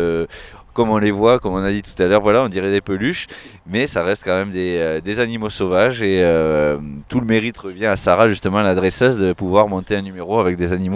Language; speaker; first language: French; native; French